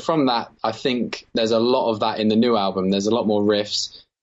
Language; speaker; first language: English; native; English